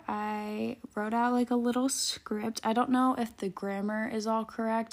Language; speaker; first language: English; native; English